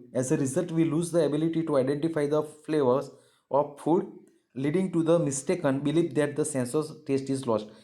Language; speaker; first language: English; non-native, local second language; Gujarati